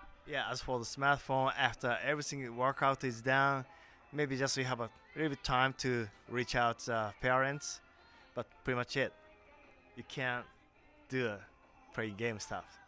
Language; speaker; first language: English; non-native, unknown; Japanese